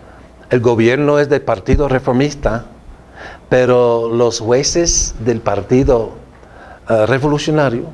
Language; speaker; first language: Spanish; non-native, fluent; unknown